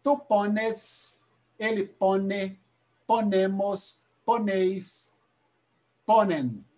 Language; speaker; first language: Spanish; non-native, learner; Portuguese